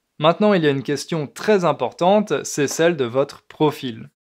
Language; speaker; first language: French; native; French